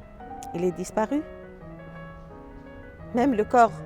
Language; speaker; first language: French; non-native, local second language; Arabic